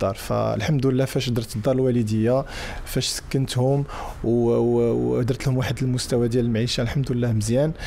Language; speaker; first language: Arabic; native; Arabic